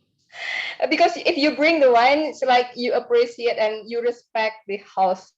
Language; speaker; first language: English; non-native, learner; Indonesian